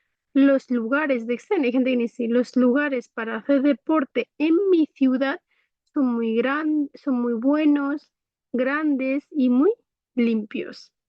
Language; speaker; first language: Spanish; non-native, fluent; Bangla